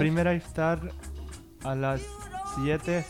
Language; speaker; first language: Spanish; non-native, learner; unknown